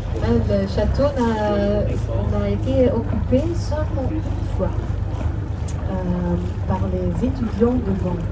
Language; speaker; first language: French; non-native, local second language; Dutch